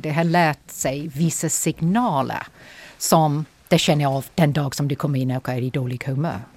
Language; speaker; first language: Swedish; non-native, fluent; English